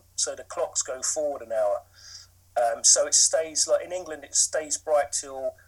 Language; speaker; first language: English; native; English